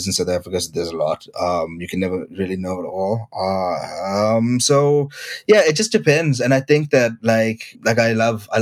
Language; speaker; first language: English; native; English